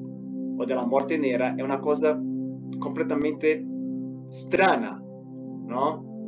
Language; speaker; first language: Italian; non-native, fluent; Spanish